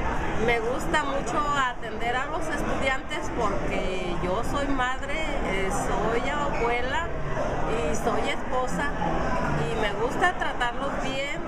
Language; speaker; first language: Spanish; non-native, local second language; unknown